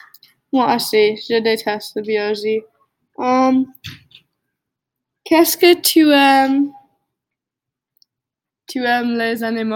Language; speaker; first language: French; non-native, learner; English